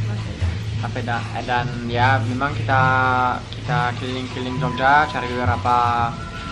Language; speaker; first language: Indonesian; non-native, fluent; French